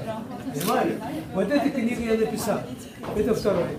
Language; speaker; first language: Russian; non-native, local second language; Tuvinian